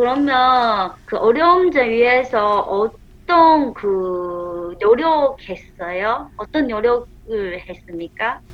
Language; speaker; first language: Korean; non-native, fluent; Chinese